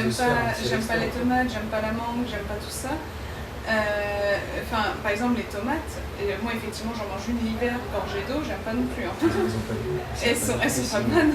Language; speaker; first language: French; native; French